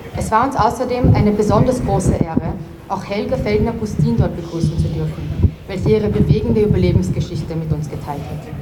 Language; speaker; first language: German; native; German